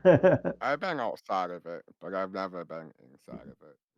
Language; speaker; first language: English; native; English